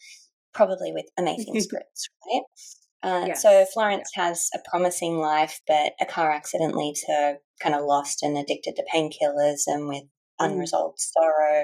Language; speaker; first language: English; native; English